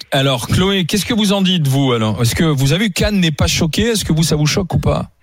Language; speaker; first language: French; native; French